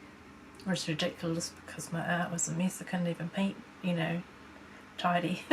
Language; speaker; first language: English; native; English